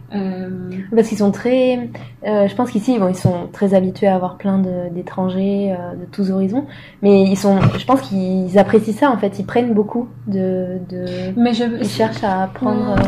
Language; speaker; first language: French; native; French